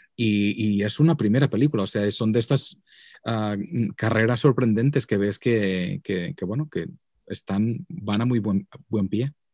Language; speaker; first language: Spanish; non-native, local second language; Catalan